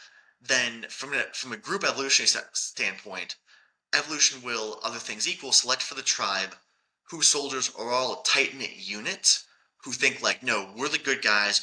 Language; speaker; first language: English; native; English